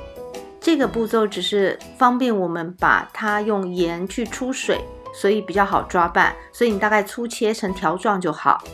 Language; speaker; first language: Chinese; native; Chinese